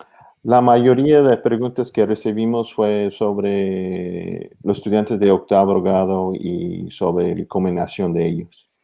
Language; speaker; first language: Spanish; early bilingual, heritage; English